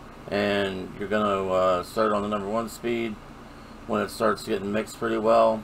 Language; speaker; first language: English; native; English